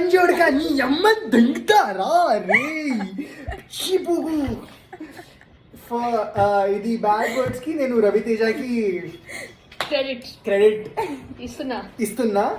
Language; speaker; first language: Telugu; non-native, learner; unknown